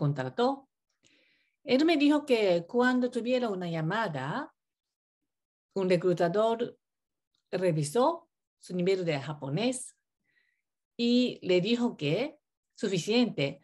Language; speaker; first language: Spanish; non-native, learner; Japanese